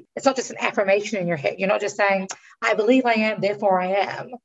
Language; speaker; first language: English; native; English